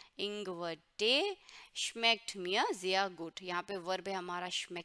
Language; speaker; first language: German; non-native, fluent; Hindi